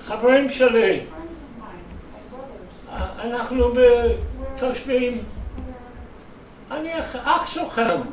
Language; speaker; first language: Hebrew; non-native, fluent; English